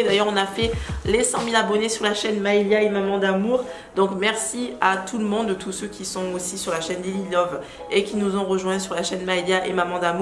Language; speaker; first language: French; native; French